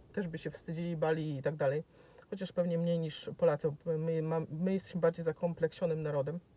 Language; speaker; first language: Polish; native; Polish